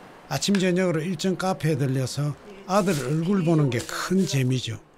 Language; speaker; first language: Korean; native; Korean